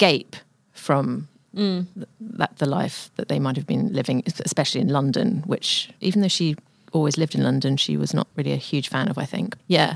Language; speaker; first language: English; native; English